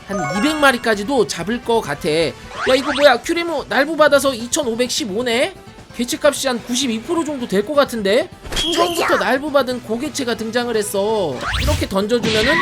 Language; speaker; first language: Korean; native; Korean